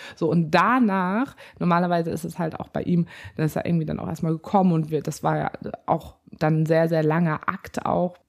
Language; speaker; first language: German; native; German